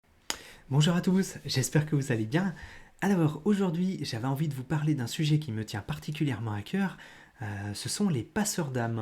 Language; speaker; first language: French; native; French